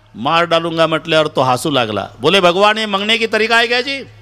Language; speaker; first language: Hindi; non-native, local second language; Marathi